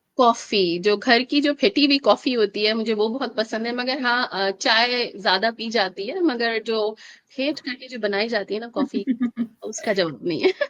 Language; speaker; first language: Urdu; native; Urdu